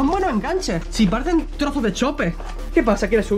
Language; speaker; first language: Spanish; native; Spanish